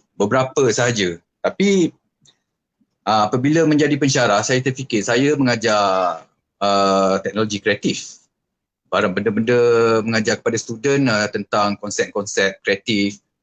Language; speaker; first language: Malay; native; Malay